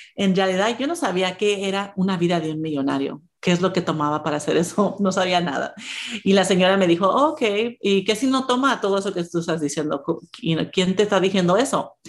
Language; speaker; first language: Spanish; early bilingual, heritage; Spanish